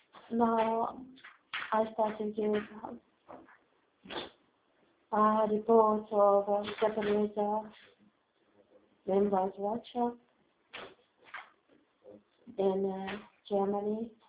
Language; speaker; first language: English; non-native, learner; Japanese